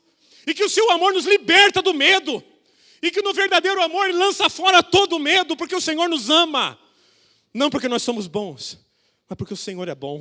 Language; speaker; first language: Portuguese; native; Portuguese